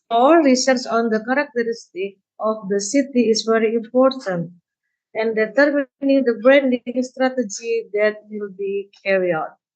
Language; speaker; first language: English; non-native, learner; Indonesian